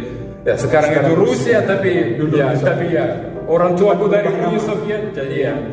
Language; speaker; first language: Indonesian; non-native, fluent; Russian